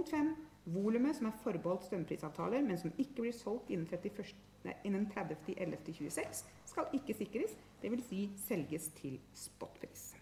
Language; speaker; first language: Norwegian; native; Norwegian